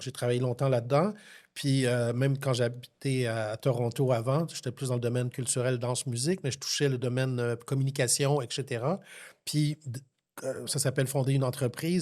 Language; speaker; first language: French; native; French